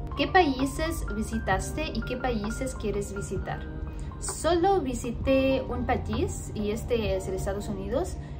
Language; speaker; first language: Spanish; non-native, learner; Arabic